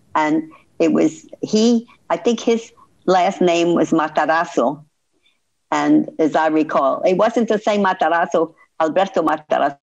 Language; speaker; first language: English; early bilingual, other home language; Ladino